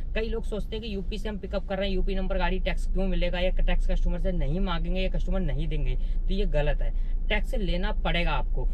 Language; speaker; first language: Hindi; native; Hindi